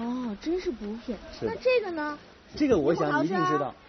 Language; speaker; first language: Chinese; native; Chinese